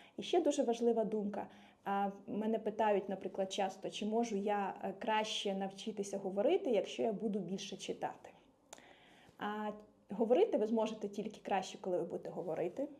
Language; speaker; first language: Ukrainian; native; Ukrainian